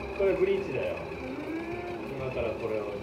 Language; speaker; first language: Japanese; native; Japanese